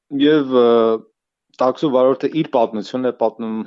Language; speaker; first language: Armenian; native; Armenian